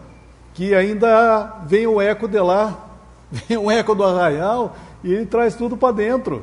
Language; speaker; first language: Portuguese; native; Portuguese